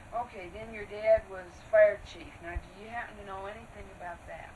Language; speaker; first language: English; native; English